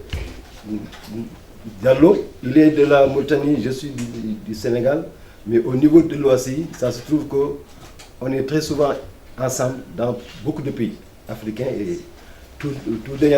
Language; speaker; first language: French; non-native, local second language; Wolof